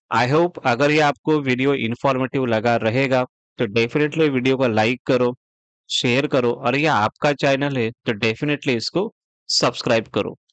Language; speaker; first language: Hindi; non-native, local second language; Marathi